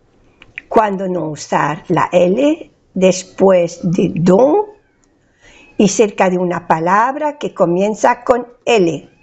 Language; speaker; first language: Spanish; non-native, fluent; French